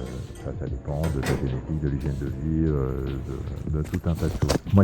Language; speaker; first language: French; native; French